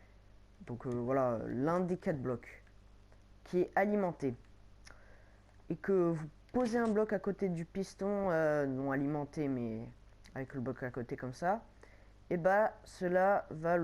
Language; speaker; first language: French; native; French